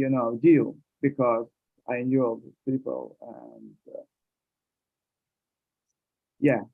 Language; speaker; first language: English; non-native, learner; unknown